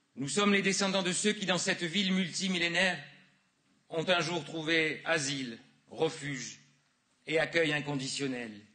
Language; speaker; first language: French; native; French